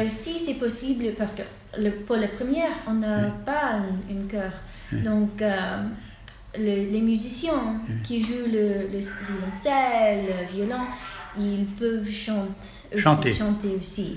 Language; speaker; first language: French; non-native, fluent; English